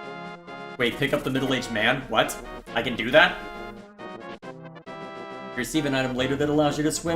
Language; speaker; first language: English; native; English